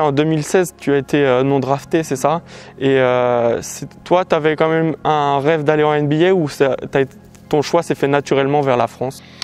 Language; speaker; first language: French; native; French